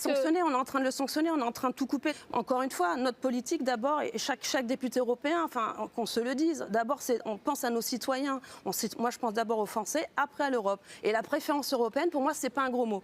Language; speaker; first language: French; native; French